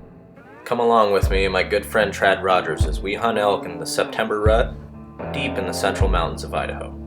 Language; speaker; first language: English; native; English